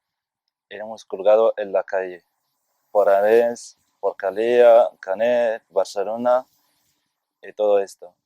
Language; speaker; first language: Spanish; non-native, fluent; Arabic